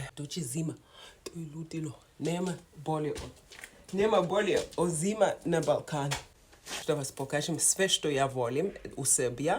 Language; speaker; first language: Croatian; non-native, learner; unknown